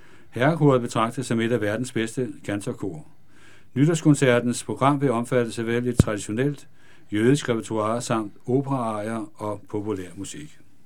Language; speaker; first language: Danish; native; Danish